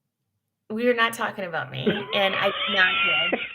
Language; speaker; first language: English; native; English